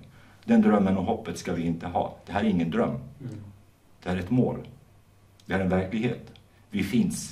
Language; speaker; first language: Swedish; non-native, fluent; Kurdish